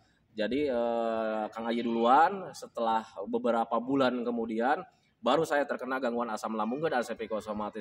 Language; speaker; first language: Indonesian; native; Indonesian